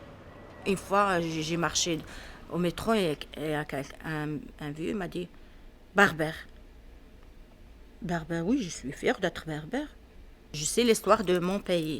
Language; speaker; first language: French; non-native, learner; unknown